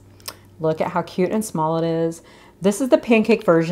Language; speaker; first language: English; native; English